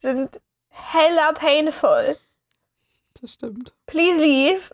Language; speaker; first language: German; native; German